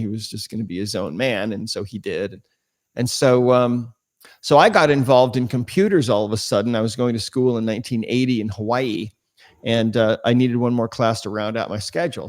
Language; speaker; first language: English; native; English